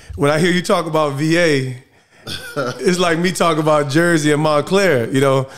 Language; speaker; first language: English; native; English